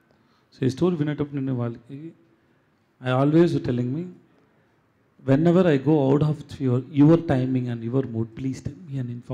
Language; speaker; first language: Telugu; non-native, learner; Tamil